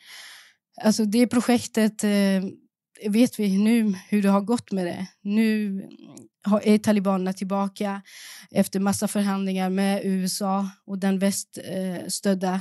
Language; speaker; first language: Swedish; early bilingual, other home language; Persian